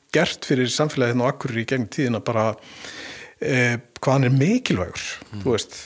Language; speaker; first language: Icelandic; native; Icelandic